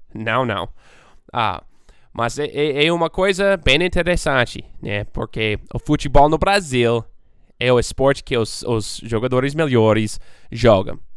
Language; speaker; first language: Portuguese; non-native, fluent; English